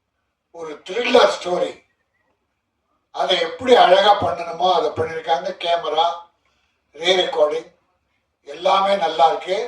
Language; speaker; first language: Tamil; native; Tamil